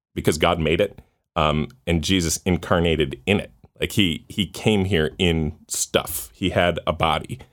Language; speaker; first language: English; native; English